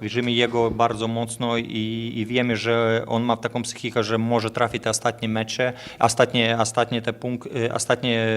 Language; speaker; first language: Polish; non-native, fluent; Lithuanian